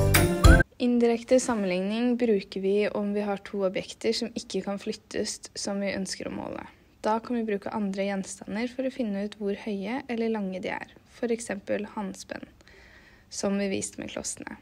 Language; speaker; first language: Norwegian; native; Norwegian